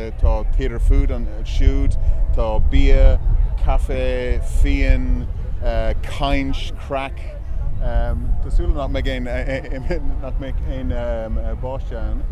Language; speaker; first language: Irish; non-native, local second language; English